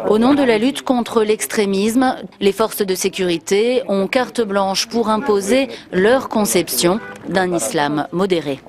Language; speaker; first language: French; native; French